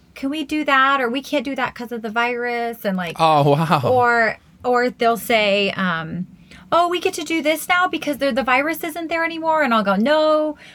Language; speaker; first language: English; native; English